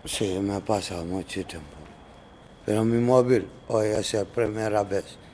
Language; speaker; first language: Spanish; non-native, learner; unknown